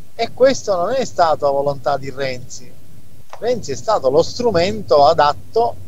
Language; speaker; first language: Italian; native; Italian